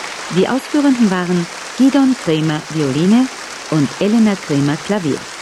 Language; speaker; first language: German; native; German